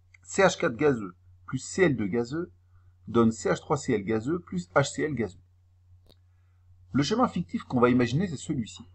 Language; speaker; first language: French; native; French